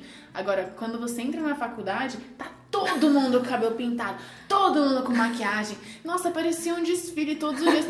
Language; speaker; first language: Portuguese; early bilingual, heritage; Portuguese